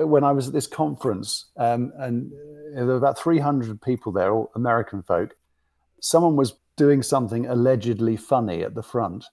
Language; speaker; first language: English; native; English